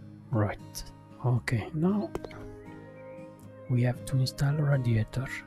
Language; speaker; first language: English; non-native, learner; Italian